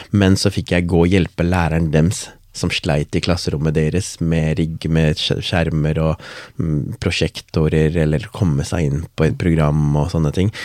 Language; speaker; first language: Norwegian; non-native, local second language; Tamil